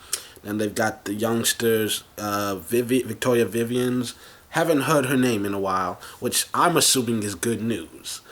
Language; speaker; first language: English; native; English